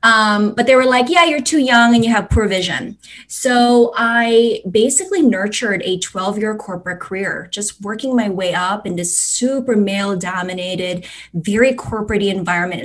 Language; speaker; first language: English; non-native, local second language; Cantonese